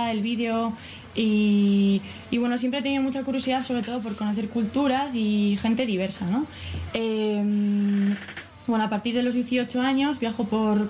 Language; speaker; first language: Spanish; native; Spanish